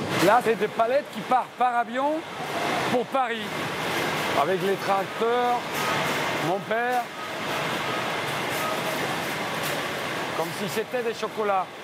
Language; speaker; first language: French; early bilingual, heritage; Spanish